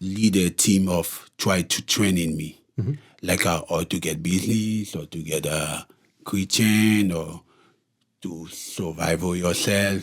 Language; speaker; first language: English; non-native, local second language; Haitian Creole